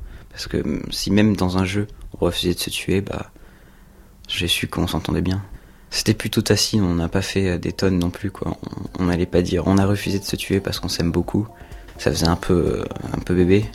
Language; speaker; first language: French; native; French